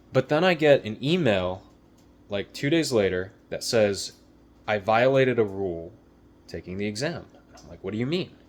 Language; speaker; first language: English; native; English